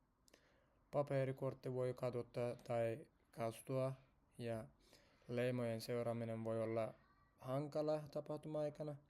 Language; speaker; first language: Finnish; non-native, learner; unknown